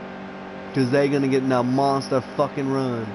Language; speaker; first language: English; native; English